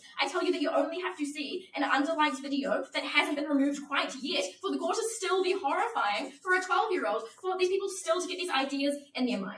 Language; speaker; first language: English; native; English